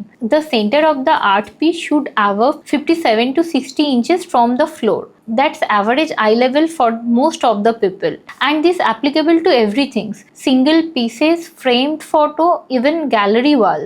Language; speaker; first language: English; non-native, local second language; Hindi